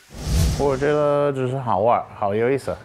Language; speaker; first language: Chinese; non-native, learner; English